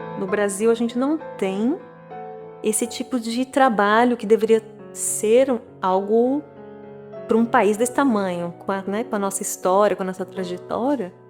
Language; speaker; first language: Portuguese; native; Portuguese